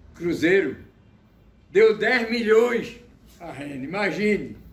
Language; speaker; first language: Portuguese; native; Portuguese